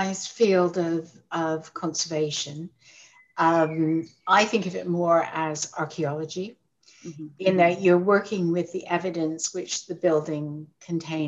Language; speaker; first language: English; native; English